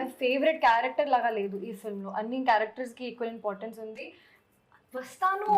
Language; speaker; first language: Telugu; non-native, learner; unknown